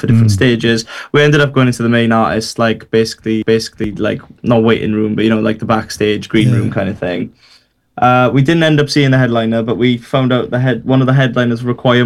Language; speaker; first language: English; native; English